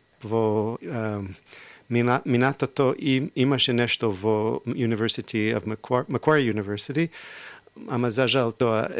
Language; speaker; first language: Macedonian; non-native, fluent; English